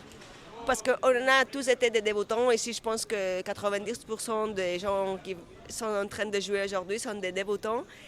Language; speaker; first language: French; non-native, fluent; Spanish